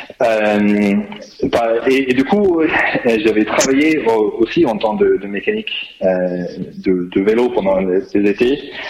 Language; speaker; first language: French; non-native, fluent; English